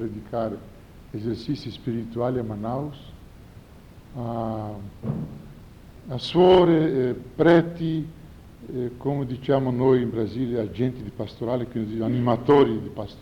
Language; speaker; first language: Italian; non-native, fluent; Portuguese